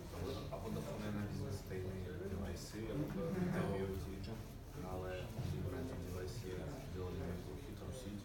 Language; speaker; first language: Czech; non-native, learner; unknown